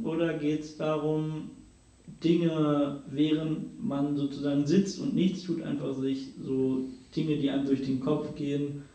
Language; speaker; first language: German; native; German